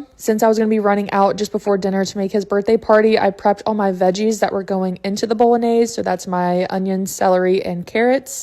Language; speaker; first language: English; native; English